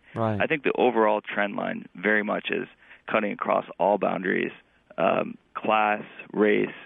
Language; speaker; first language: English; native; English